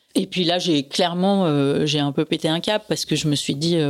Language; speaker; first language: French; native; French